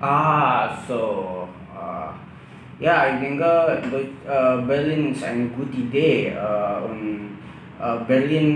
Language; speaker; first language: German; non-native, learner; Indonesian